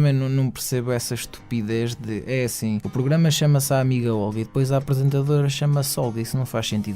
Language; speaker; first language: Portuguese; native; Portuguese